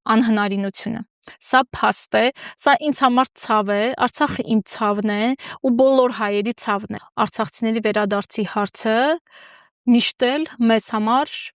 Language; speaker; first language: Armenian; native; Armenian